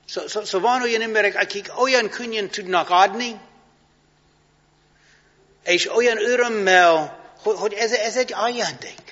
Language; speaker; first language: Hungarian; non-native, fluent; English